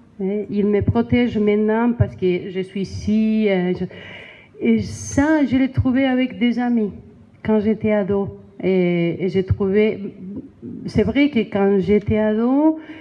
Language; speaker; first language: French; non-native, learner; Spanish